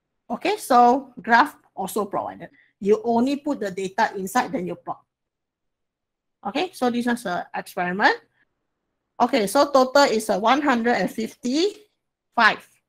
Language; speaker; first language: English; non-native, local second language; Chinese